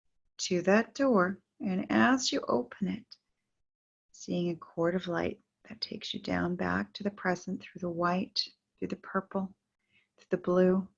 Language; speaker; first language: English; native; English